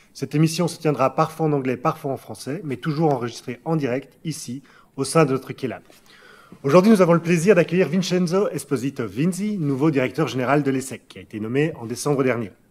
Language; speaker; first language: French; native; French